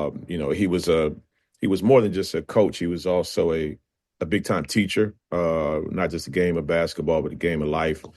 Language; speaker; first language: English; native; English